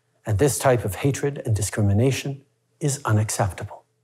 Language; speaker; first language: English; early bilingual, other home language; French